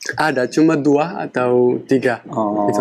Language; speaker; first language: Indonesian; non-native, fluent; Pashto